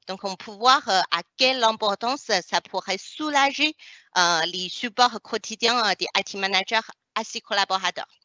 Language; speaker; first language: French; non-native, fluent; Chinese